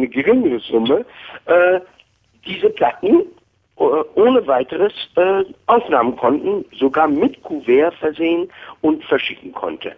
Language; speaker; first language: German; non-native, fluent; English